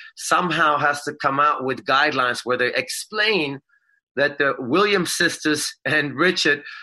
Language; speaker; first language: English; non-native, fluent; Swedish